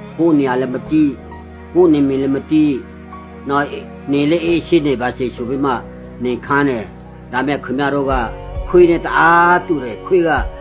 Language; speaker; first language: Burmese; non-native, local second language; Hakha Chin